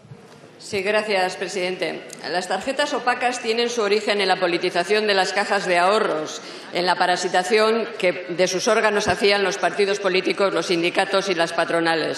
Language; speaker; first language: Spanish; native; Spanish